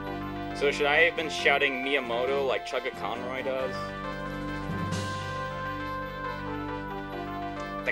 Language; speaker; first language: English; native; English